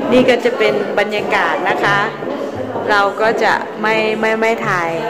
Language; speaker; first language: Dutch; non-native, learner; Thai